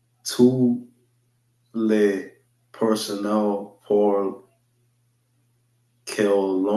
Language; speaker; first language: French; non-native, learner; English